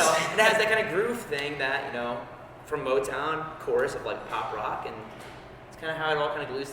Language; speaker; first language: English; native; English